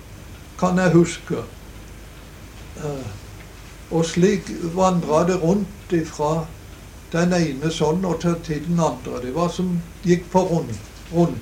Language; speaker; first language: Norwegian; native; Norwegian